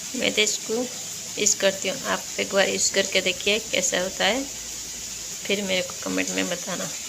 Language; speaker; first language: Hindi; non-native, local second language; Odia